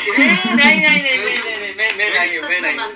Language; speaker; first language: Hindi; non-native, fluent; Japanese